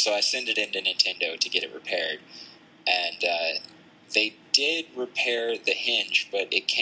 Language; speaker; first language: English; native; English